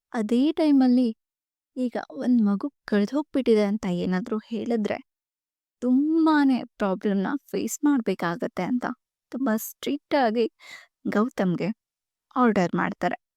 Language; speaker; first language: Kannada; native; Kannada